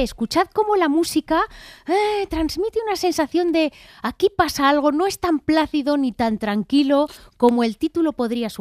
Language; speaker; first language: Spanish; native; Spanish